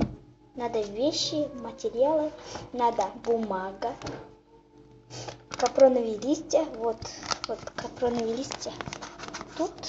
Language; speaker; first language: Russian; non-native, local second language; Kazakh